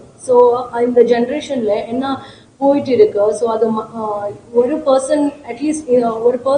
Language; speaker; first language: Tamil; non-native, learner; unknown